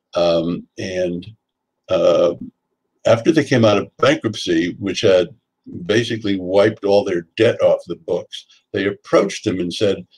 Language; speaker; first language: English; native; English